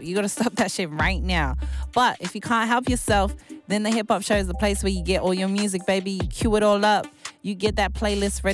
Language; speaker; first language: English; native; English